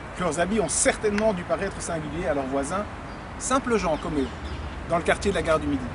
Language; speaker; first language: French; native; French